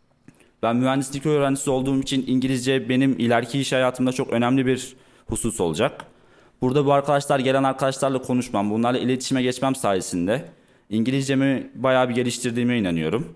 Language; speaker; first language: Turkish; native; Turkish